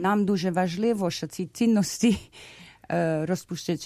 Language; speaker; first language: Ukrainian; early bilingual, heritage; Ukrainian